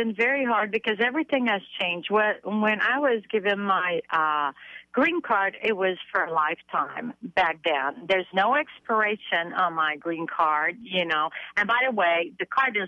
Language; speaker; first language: English; non-native, fluent; French